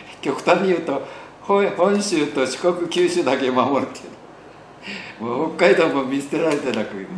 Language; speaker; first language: Japanese; native; Japanese